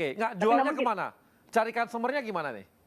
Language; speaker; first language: Indonesian; native; Indonesian